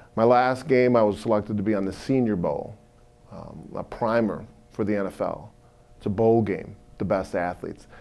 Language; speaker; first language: English; native; English